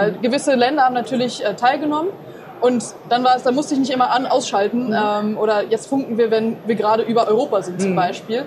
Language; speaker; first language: German; native; German